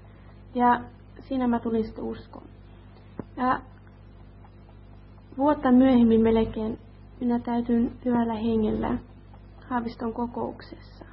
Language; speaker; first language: Finnish; early bilingual, heritage; Finnish